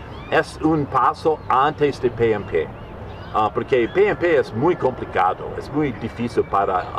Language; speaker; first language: Spanish; non-native, learner; English